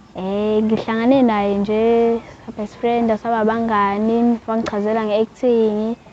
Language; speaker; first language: Zulu; native; Zulu